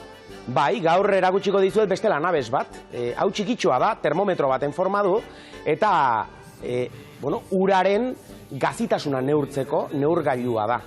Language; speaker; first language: Basque; native; Basque